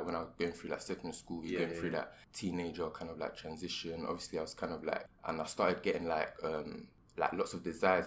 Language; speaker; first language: English; native; English